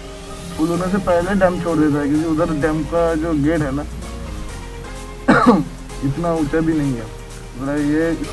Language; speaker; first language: Hindi; non-native, local second language; Bangla